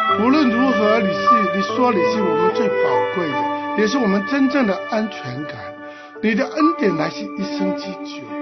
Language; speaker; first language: Chinese; non-native, local second language; Cantonese